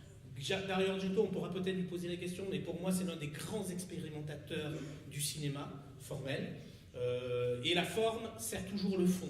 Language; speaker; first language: French; native; French